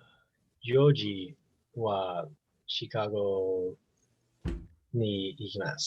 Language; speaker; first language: Japanese; non-native, learner; English